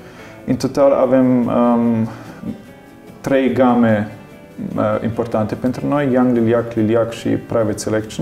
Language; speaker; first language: Romanian; non-native, learner; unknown